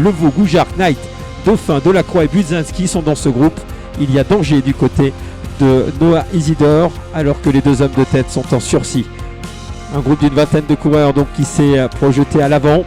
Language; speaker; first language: French; native; French